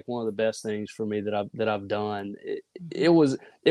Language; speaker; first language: English; native; English